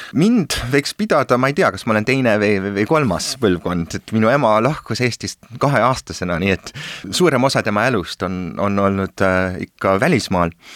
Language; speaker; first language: Estonian; early bilingual, heritage; Estonian